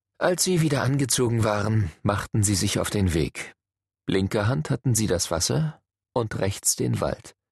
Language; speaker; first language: German; native; German